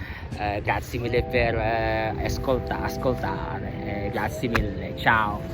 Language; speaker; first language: Italian; non-native, learner; Indonesian